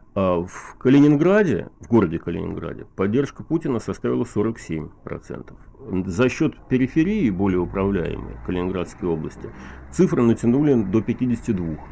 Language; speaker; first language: Russian; native; Russian